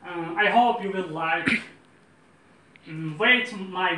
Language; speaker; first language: English; non-native, learner; Azerbaijani